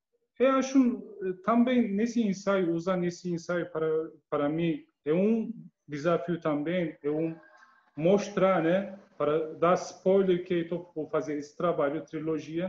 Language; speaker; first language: Portuguese; non-native, learner; Turkish